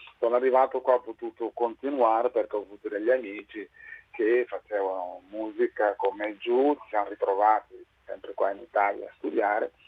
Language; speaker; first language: Italian; non-native, fluent; Upper Guinea Crioulo